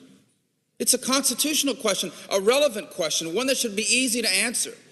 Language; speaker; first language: English; native; English